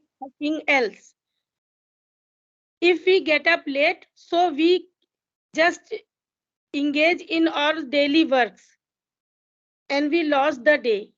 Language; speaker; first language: English; non-native, local second language; Hindi